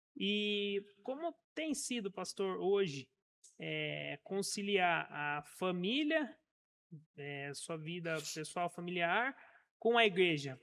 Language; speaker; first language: Portuguese; native; Portuguese